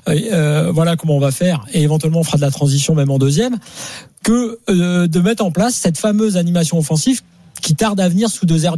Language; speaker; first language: French; native; French